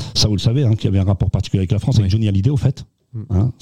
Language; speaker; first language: French; non-native, local second language; Swiss German